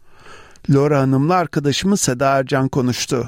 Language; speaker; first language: Turkish; native; Turkish